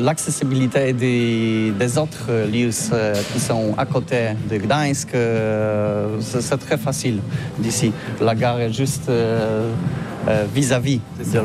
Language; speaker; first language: French; non-native, learner; Polish